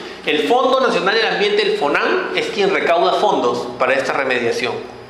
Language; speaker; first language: Spanish; native; Spanish